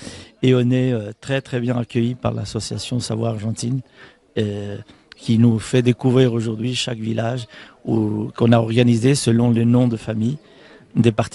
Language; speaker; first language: French; non-native, fluent; Spanish